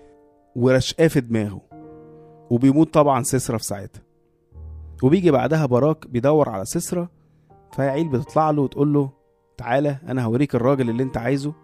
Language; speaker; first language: Arabic; native; Arabic